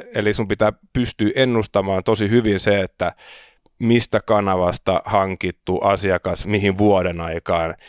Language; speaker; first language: Finnish; native; Finnish